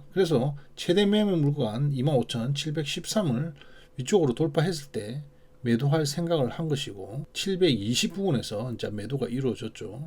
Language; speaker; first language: Korean; native; Korean